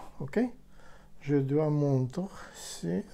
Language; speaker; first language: French; non-native, learner; Ukrainian